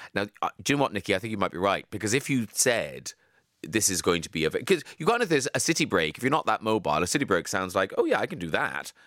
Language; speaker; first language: English; native; English